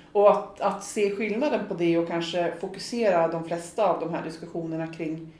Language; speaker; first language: Swedish; native; Swedish